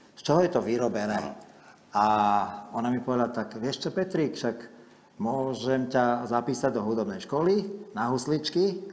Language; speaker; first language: Slovak; native; Slovak